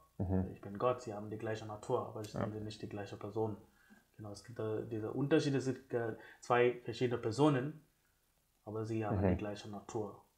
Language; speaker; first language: German; non-native, fluent; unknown